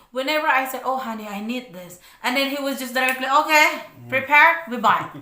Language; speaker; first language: English; non-native, learner; Indonesian